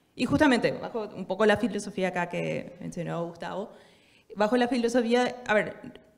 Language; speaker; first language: Spanish; native; Spanish